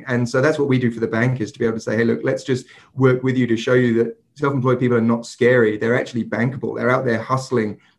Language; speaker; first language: English; native; English